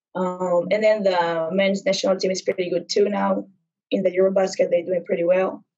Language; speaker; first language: English; non-native, fluent; Hebrew